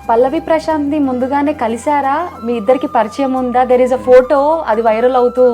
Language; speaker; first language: Telugu; native; Telugu